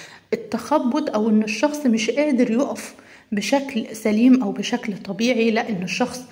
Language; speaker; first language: Arabic; native; Arabic